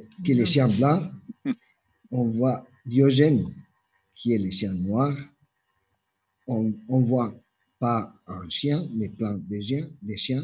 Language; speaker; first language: French; non-native, fluent; Spanish